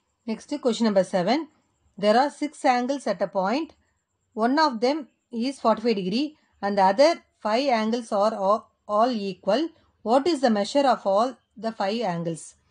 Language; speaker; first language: English; non-native, local second language; Tamil